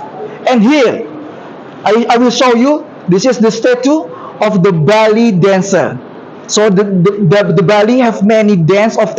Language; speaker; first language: English; non-native, learner; Indonesian